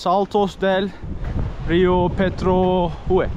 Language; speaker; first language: Spanish; non-native, learner; Turkish